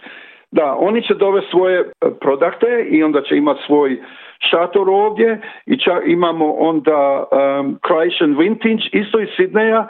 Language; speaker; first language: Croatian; early bilingual, other home language; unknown